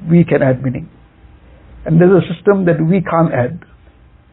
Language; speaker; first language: English; native; English